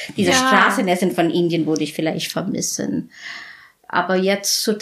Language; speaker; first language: German; non-native, fluent; Bangla